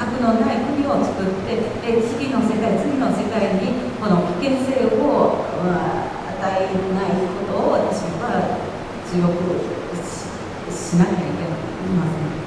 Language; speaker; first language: Japanese; non-native, fluent; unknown